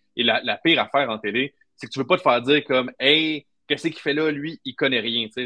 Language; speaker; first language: French; native; French